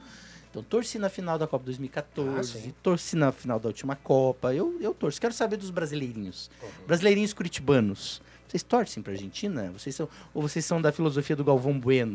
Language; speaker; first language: Portuguese; native; Portuguese